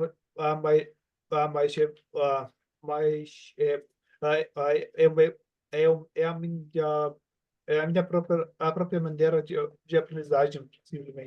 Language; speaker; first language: Portuguese; non-native, learner; German